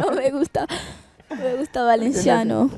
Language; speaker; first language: Spanish; early bilingual, other home language; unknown